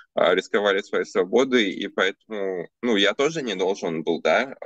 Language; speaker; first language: Russian; early bilingual, other home language; Armenian